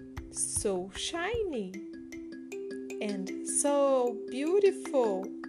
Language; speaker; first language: English; non-native, fluent; Portuguese